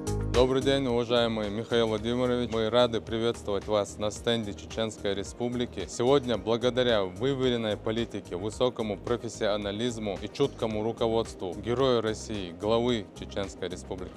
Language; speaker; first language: Russian; non-native, local second language; Chechen